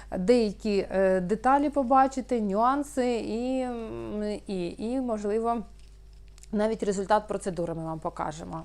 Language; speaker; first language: Ukrainian; non-native, local second language; Russian